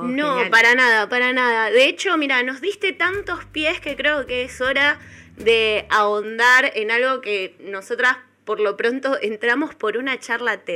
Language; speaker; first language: Spanish; native; Spanish